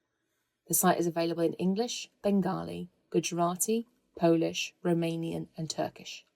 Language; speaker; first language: English; native; English